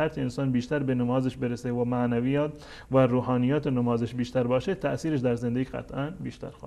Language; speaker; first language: Persian; native; Persian